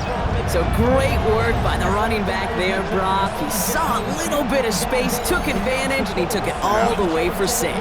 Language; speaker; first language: English; native; English